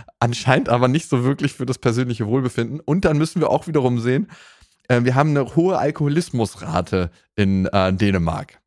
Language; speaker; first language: German; native; German